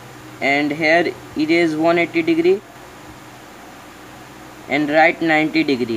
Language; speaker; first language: English; non-native, learner; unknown